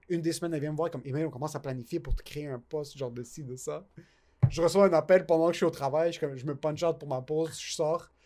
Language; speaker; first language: French; native; French